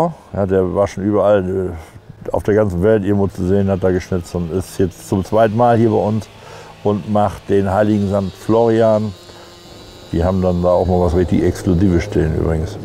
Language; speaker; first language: German; native; German